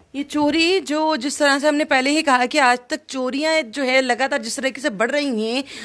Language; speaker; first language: Hindi; native; Hindi